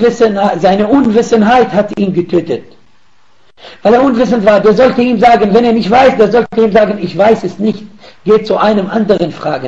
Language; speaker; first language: German; non-native, fluent; Arabic